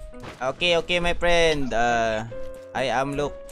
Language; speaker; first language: English; non-native, local second language; Filipino